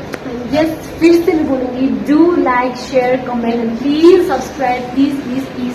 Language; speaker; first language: Hindi; non-native, local second language; Nepali